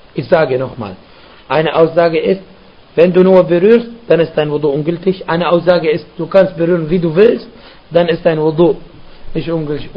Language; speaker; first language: German; non-native, fluent; Arabic